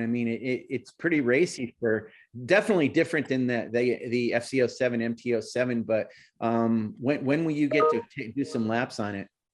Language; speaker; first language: English; native; English